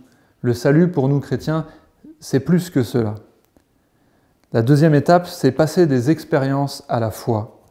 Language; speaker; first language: French; native; French